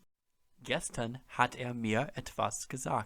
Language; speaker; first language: German; non-native, fluent; English